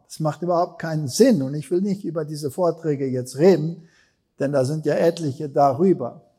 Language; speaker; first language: German; non-native, fluent; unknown